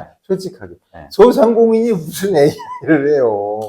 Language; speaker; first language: Korean; native; Korean